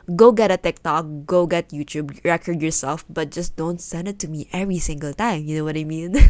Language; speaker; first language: English; non-native, local second language; Filipino